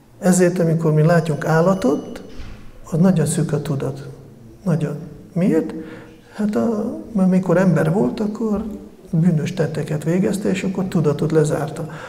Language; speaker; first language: Hungarian; non-native, fluent; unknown